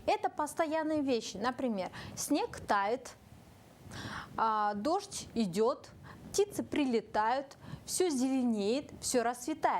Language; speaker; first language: Russian; non-native, local second language; Kyrgyz